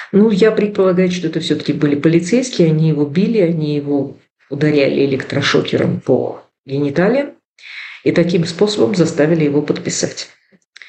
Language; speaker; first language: Russian; native; Russian